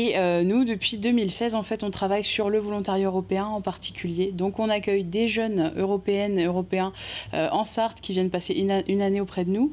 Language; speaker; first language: French; native; French